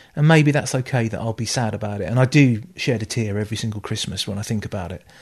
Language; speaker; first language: English; native; English